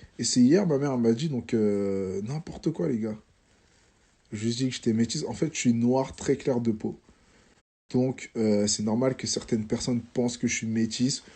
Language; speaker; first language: French; native; French